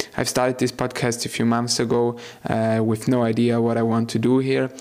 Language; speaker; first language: English; non-native, fluent; German